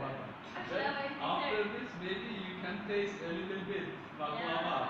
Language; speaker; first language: English; non-native, fluent; Turkish